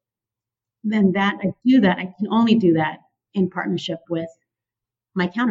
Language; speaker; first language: English; native; English